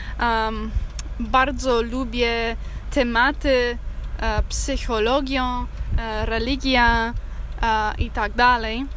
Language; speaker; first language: Polish; non-native, learner; English